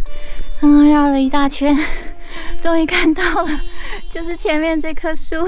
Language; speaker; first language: Chinese; native; Chinese